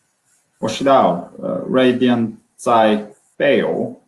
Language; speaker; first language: Chinese; non-native, learner; Swedish